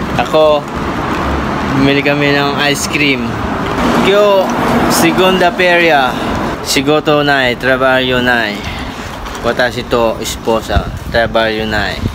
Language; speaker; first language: Filipino; native; Filipino